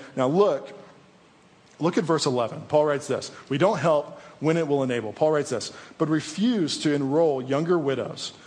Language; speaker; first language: English; native; English